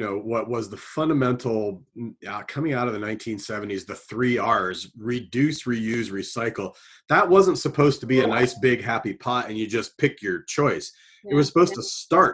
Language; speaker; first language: English; native; English